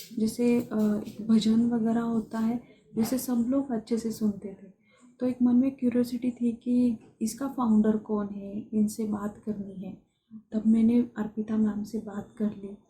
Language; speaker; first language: Hindi; non-native, local second language; Marathi